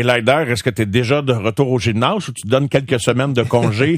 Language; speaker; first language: French; native; French